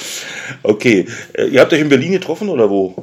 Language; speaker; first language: German; native; German